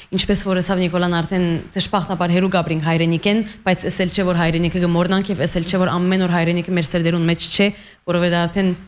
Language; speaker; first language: Armenian; early bilingual, heritage; Armenian